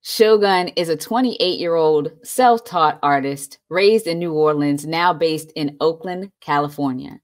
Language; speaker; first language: English; native; English